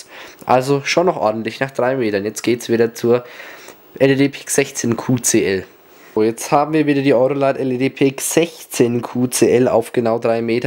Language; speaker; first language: German; native; German